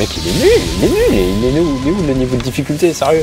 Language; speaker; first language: French; early bilingual, other home language; Vietnamese